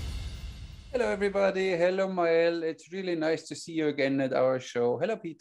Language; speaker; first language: English; non-native, fluent; German